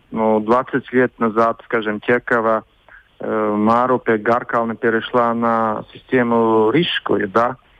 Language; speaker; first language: Russian; non-native, local second language; Latvian